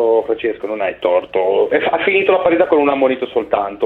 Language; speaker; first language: Italian; native; Italian